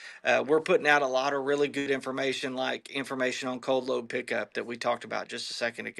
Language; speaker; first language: English; native; English